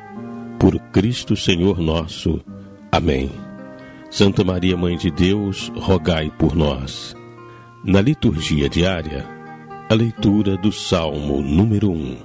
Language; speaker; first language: Portuguese; native; Portuguese